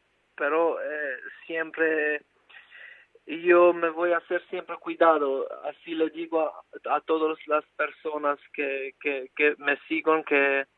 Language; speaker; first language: Spanish; non-native, fluent; Albanian